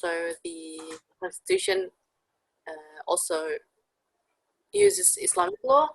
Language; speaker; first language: English; non-native, fluent; Indonesian